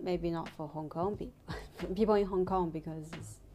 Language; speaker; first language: English; non-native, fluent; Chinese